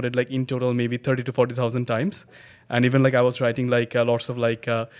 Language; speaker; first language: English; non-native, local second language; Bangla